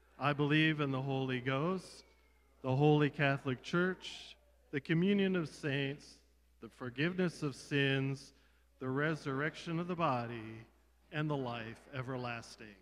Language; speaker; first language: English; native; English